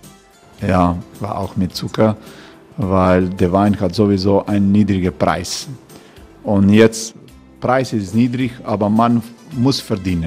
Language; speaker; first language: German; non-native, learner; Croatian